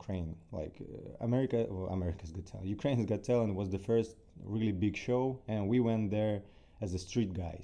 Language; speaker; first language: English; non-native, fluent; Ukrainian